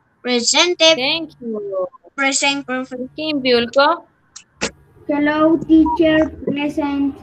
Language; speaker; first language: English; non-native, learner; Spanish